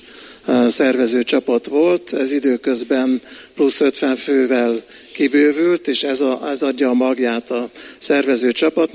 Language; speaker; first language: Hungarian; native; Hungarian